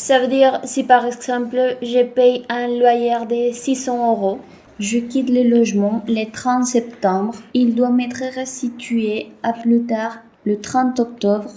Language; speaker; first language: French; non-native, fluent; Spanish